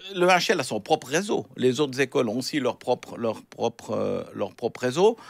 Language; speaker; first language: French; native; French